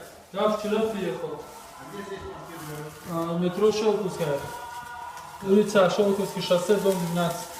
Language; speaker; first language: Russian; non-native, local second language; Tajik